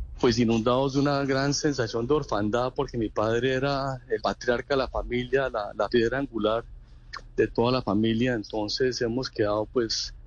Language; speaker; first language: Spanish; native; Spanish